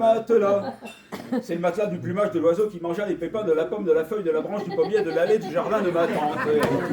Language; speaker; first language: French; native; French